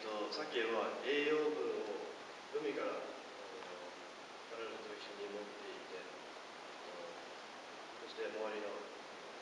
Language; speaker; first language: Japanese; non-native, fluent; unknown